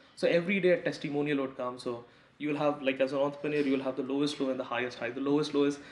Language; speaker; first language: English; non-native, local second language; Hindi